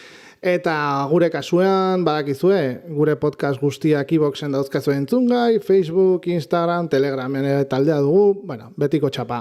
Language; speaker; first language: Basque; native; Basque